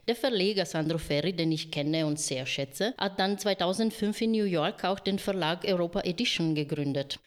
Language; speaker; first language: German; non-native, fluent; Italian